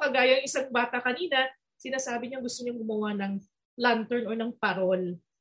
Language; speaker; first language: Filipino; native; Filipino